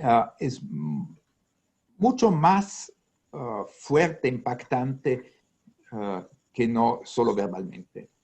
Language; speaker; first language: Portuguese; non-native, learner; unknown